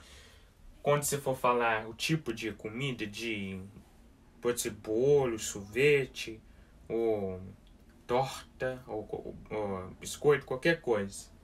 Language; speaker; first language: Portuguese; early bilingual, heritage; Portuguese